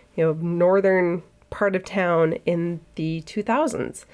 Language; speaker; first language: English; native; English